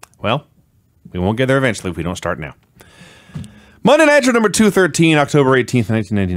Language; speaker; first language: English; native; English